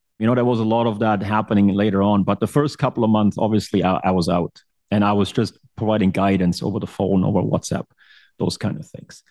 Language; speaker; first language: English; non-native, fluent; German